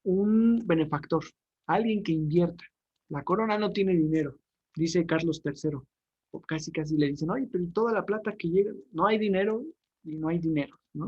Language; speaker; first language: Spanish; native; Spanish